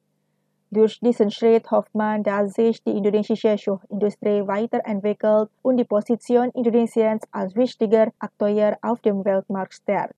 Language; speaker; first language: German; non-native, fluent; Indonesian